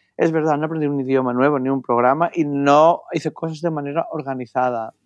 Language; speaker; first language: Spanish; non-native, fluent; Greek